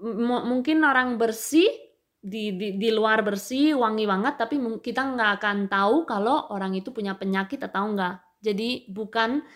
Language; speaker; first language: Indonesian; non-native, fluent; Spanish